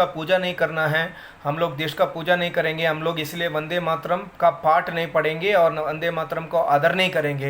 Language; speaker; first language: Hindi; non-native, local second language; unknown